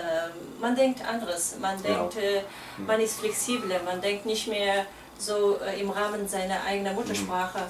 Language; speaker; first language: German; non-native, fluent; Kazakh